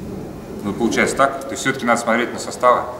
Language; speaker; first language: Russian; native; Russian